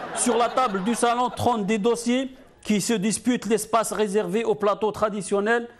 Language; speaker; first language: French; non-native, local second language; Arabic